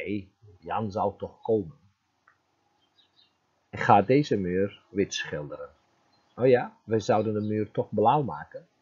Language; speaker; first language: Dutch; non-native, fluent; Turkish